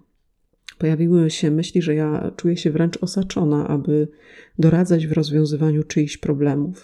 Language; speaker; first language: Polish; native; Polish